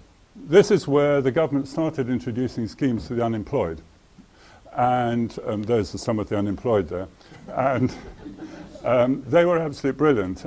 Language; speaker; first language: English; native; English